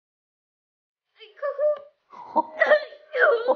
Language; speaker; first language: Chinese; non-native, learner; Lao